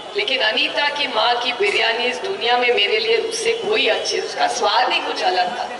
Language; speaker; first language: Hindi; non-native, local second language; Marathi